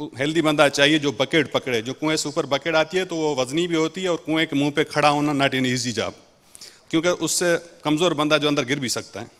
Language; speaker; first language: Urdu; non-native, local second language; Sindhi